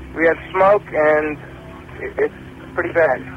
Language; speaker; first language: English; non-native, fluent; Portuguese